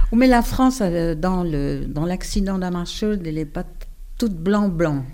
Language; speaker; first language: French; native; French